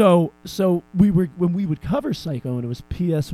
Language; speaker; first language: English; native; English